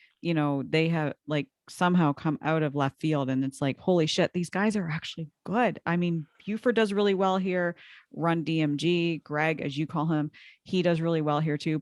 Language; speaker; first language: English; native; English